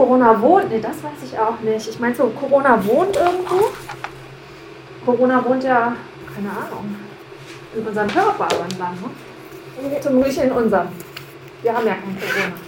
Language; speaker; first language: German; native; German